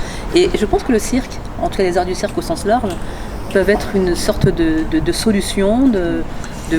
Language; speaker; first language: French; native; French